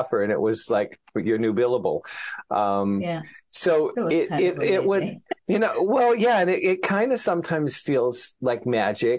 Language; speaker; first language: English; native; English